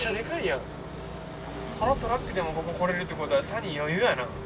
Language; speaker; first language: Japanese; native; Japanese